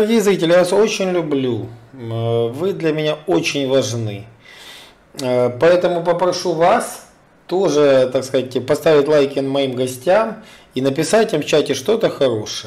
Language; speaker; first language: Russian; native; Russian